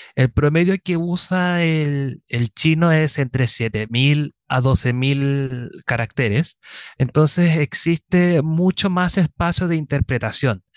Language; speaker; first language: Spanish; early bilingual, other home language; Chinese